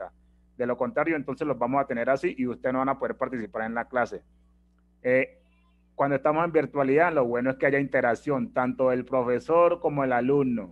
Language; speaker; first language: Spanish; native; Spanish